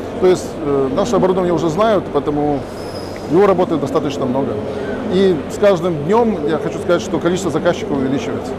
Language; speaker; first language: Russian; native; Russian